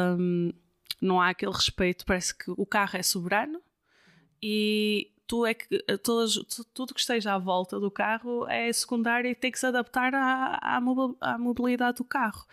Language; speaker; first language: Portuguese; non-native, fluent; Dutch